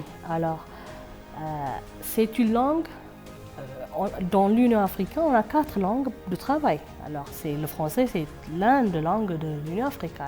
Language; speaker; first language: French; non-native, fluent; Amharic